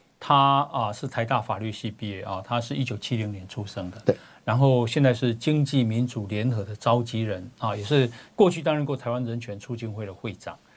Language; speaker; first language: Chinese; native; Chinese